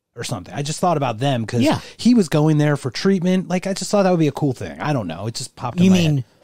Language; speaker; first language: English; native; English